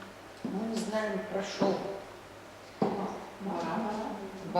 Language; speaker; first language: Russian; native; Russian